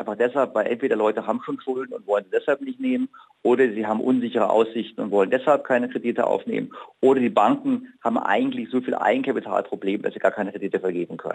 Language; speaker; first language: German; native; German